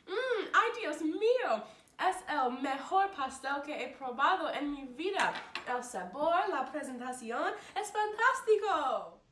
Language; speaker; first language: Spanish; non-native, learner; English